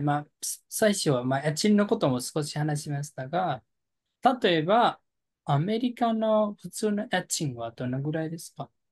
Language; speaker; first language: Japanese; non-native, fluent; Nepali